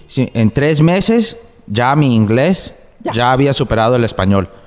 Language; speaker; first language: Spanish; early bilingual, heritage; Spanish